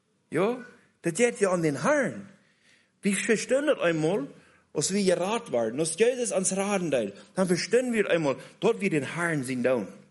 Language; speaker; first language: German; native; German